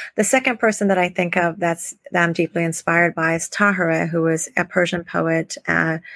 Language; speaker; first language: English; native; English